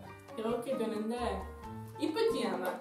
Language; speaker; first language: Korean; non-native, learner; Dutch